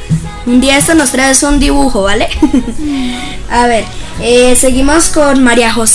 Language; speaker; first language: Spanish; native; Spanish